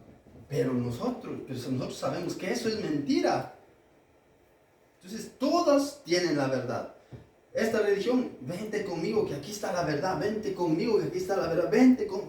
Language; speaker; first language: Spanish; native; Spanish